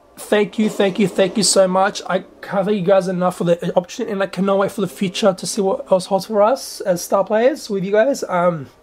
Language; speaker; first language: English; native; English